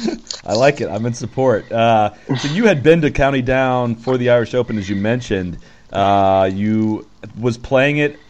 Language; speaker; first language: English; native; English